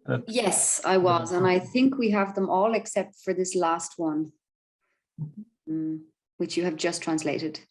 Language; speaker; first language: English; non-native, fluent; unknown